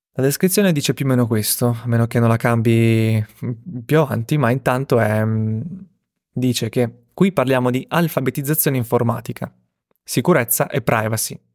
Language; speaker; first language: Italian; early bilingual, other home language; Russian